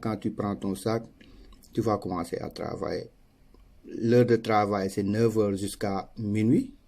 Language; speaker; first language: French; non-native, local second language; Wolof